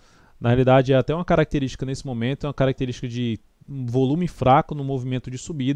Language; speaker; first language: Portuguese; native; Portuguese